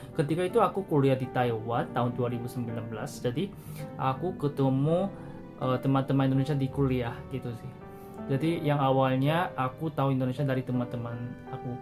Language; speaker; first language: Indonesian; non-native, fluent; Korean